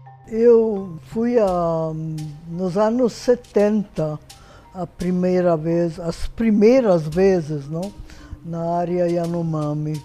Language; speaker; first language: Portuguese; non-native, fluent; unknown